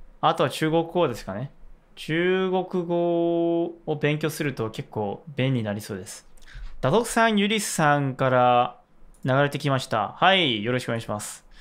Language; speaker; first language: Japanese; non-native, fluent; Korean